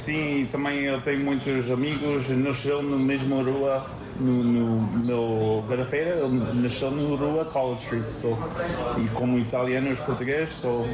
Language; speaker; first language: Portuguese; early bilingual, heritage; English